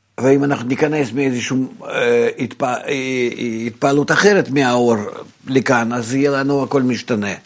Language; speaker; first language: Hebrew; non-native, fluent; Russian